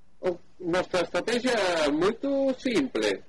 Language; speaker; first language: Portuguese; non-native, learner; Spanish